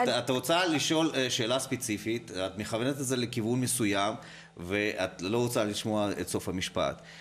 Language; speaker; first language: Hebrew; non-native, fluent; Russian